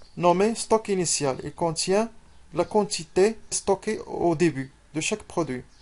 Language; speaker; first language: French; non-native, local second language; Arabic